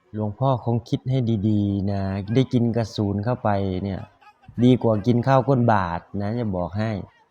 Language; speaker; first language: Thai; native; Thai